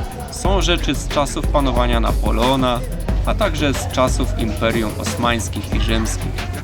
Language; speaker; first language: Polish; native; Polish